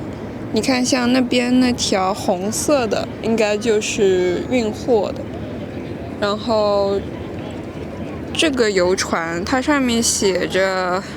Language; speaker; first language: Chinese; non-native, fluent; French